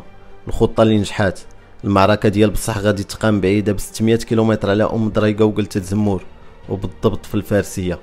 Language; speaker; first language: Arabic; native; Arabic